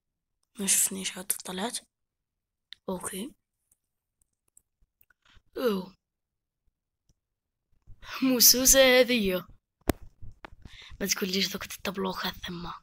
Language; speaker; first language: Arabic; native; Arabic